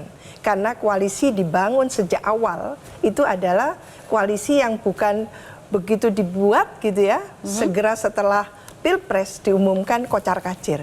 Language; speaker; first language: Indonesian; native; Indonesian